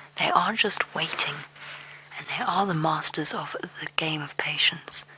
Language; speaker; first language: English; native; English